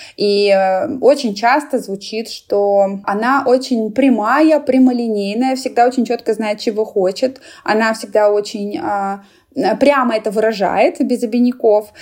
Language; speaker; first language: Russian; native; Russian